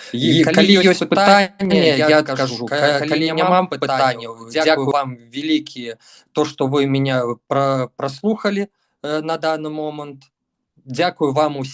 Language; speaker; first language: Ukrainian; non-native, learner; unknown